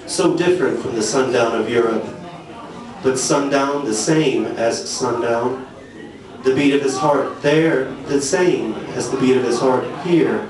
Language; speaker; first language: English; native; English